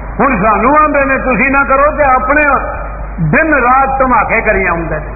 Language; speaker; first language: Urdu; non-native, local second language; Punjabi